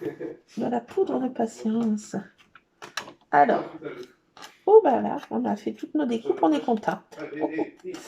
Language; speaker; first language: French; native; French